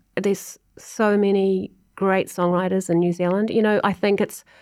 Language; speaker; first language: English; native; English